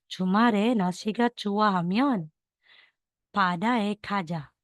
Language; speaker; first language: Korean; non-native, learner; Filipino